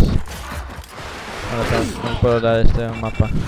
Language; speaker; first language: Spanish; early bilingual, other home language; English